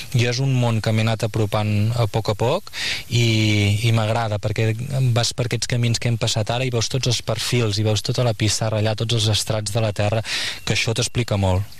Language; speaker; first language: Catalan; native; Catalan